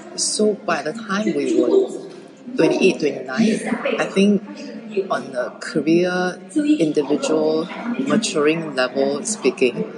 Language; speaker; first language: English; early bilingual, other home language; Chinese